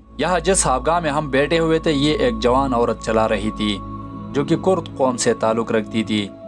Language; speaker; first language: Urdu; non-native, local second language; Pashto